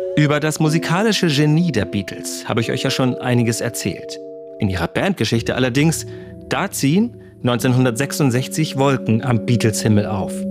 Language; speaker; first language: German; native; German